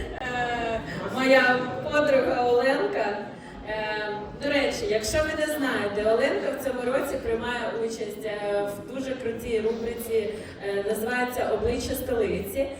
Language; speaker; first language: Ukrainian; non-native, local second language; Russian